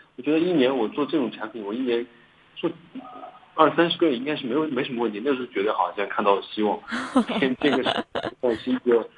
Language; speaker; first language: Chinese; native; Chinese